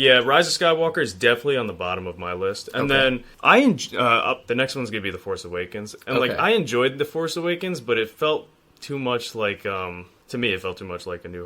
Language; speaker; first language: English; native; English